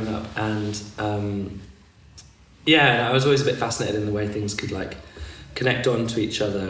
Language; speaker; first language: English; native; English